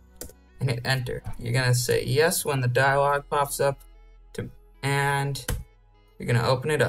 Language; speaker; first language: English; native; English